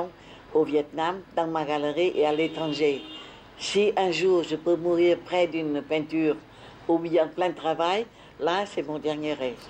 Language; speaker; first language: French; non-native, fluent; Vietnamese